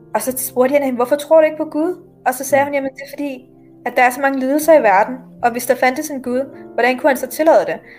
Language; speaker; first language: Danish; native; Danish